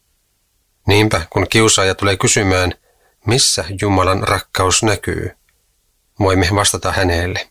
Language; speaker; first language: Finnish; native; Finnish